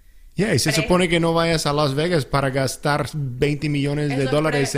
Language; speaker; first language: Spanish; non-native, local second language; English